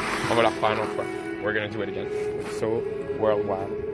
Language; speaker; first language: French; native; French